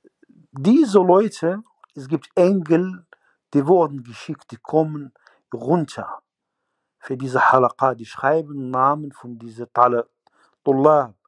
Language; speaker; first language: German; non-native, fluent; Arabic